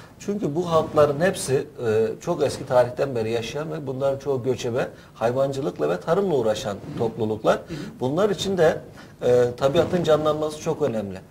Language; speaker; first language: Turkish; native; Turkish